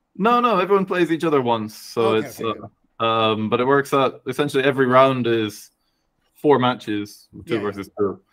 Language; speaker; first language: English; native; English